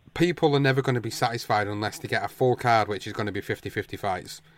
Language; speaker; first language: English; native; English